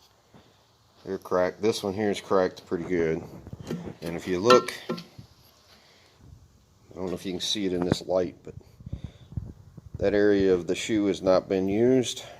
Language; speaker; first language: English; native; English